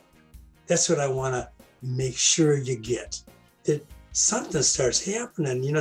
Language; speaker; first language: English; native; English